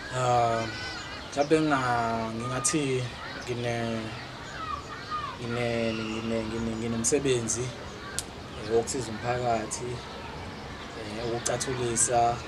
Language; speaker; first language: Zulu; native; Zulu